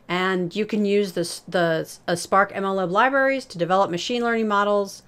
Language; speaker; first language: English; native; English